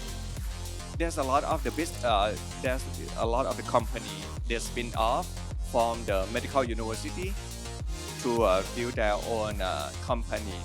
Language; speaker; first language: English; non-native, learner; Thai